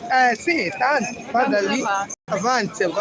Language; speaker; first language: Italian; non-native, learner; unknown